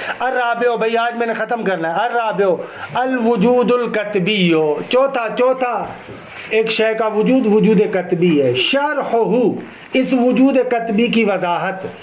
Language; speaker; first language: Urdu; non-native, local second language; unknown